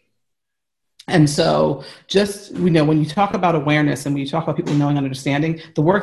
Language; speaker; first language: English; native; English